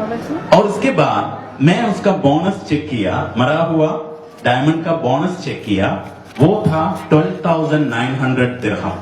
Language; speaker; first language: Hindi; non-native, fluent; Bangla